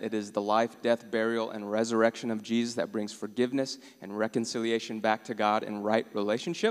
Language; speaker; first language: English; native; English